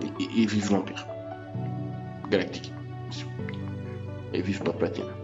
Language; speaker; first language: French; native; French